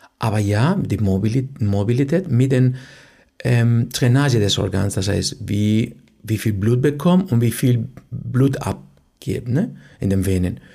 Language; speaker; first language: German; non-native, fluent; Spanish